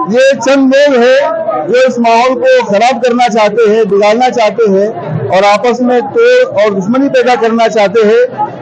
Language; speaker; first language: Urdu; native; Urdu